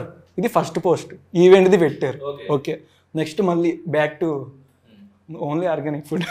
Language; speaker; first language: Telugu; native; Telugu